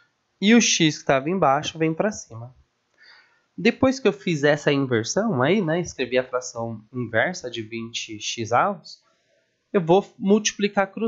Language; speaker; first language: Portuguese; native; Portuguese